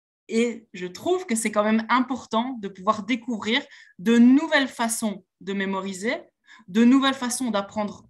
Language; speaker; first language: French; native; French